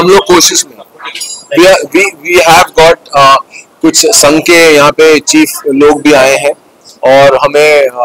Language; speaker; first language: Hindi; native; Hindi